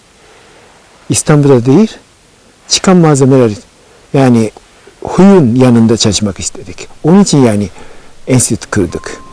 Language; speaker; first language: Turkish; non-native, fluent; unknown